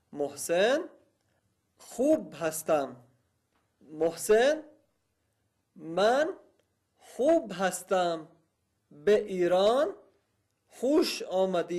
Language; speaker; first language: Persian; non-native, learner; Arabic